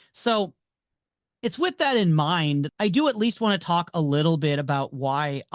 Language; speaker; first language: English; native; English